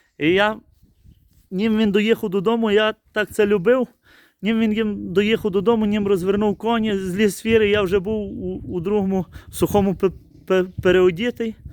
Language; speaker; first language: Ukrainian; native; Ukrainian